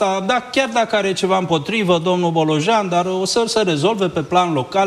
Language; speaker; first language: Romanian; native; Romanian